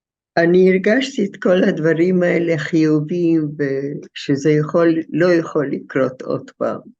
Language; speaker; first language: Hebrew; non-native, fluent; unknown